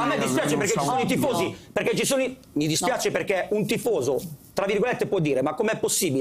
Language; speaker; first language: Italian; native; Italian